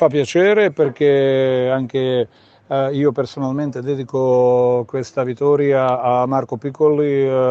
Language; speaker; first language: Italian; non-native, fluent; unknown